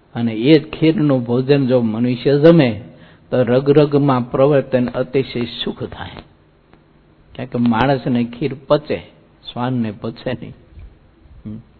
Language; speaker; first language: Gujarati; native; Gujarati